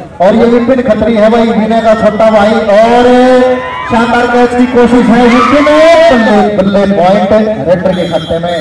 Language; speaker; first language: Hindi; native; Hindi